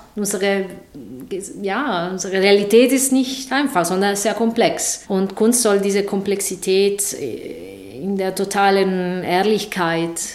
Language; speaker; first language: German; non-native, fluent; Italian